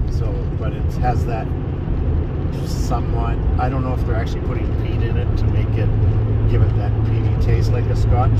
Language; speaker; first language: English; native; English